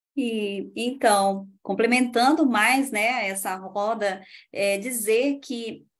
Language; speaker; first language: Portuguese; native; Portuguese